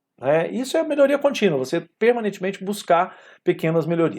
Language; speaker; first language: Portuguese; native; Portuguese